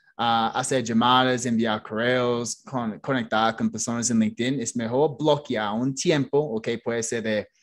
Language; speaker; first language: Spanish; non-native, fluent; English